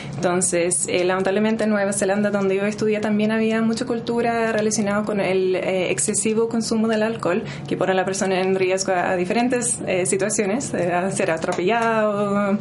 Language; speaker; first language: Spanish; non-native, fluent; English